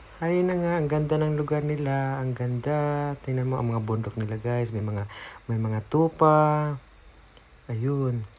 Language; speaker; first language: Filipino; non-native, local second language; Cebuano